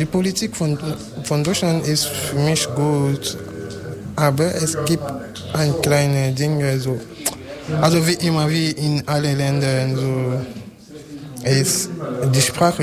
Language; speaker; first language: German; non-native, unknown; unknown